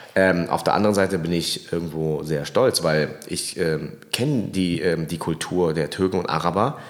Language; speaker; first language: German; early bilingual, other home language; Vietnamese